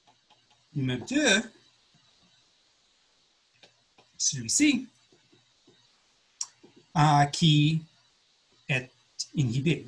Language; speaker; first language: French; non-native, learner; English